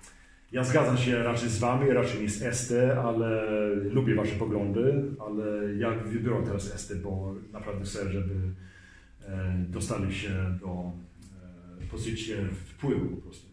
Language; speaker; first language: Polish; early bilingual, heritage; Swedish